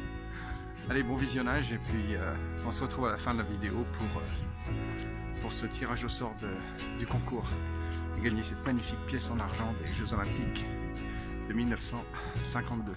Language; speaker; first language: French; native; French